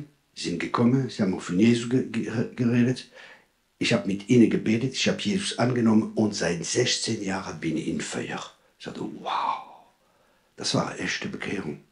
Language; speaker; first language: German; non-native, fluent; French